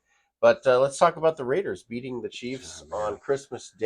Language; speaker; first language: English; native; English